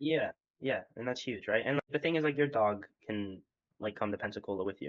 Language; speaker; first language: English; native; English